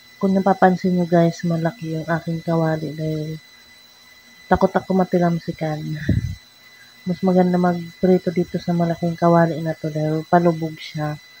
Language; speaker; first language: Filipino; non-native, local second language; Cebuano